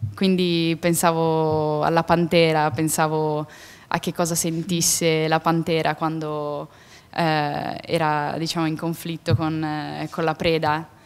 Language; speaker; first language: Italian; native; Italian